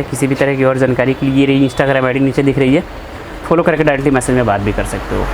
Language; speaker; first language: Hindi; native; Hindi